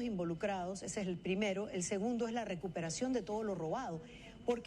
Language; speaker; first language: Spanish; native; Spanish